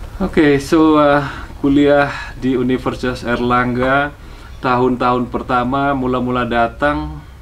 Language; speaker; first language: Indonesian; native; Indonesian